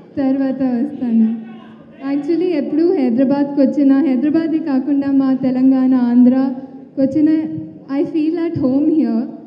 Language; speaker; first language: Telugu; non-native, fluent; Tulu